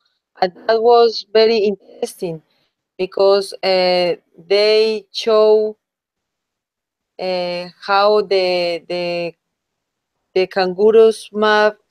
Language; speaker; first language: English; non-native, learner; Spanish